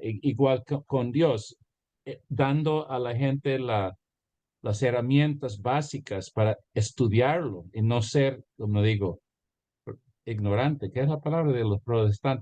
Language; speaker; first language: Spanish; early bilingual, heritage; Spanish